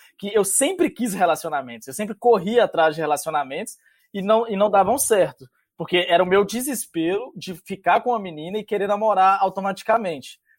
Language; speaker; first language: Portuguese; native; Portuguese